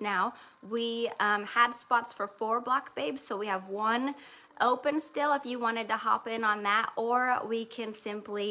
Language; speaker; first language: English; native; English